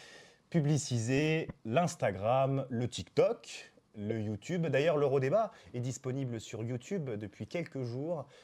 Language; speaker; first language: French; native; French